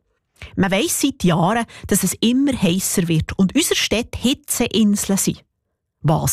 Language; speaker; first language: German; native; German